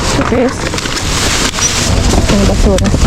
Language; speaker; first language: Spanish; non-native, learner; Filipino